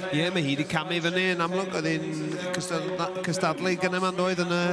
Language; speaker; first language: Welsh; native; Welsh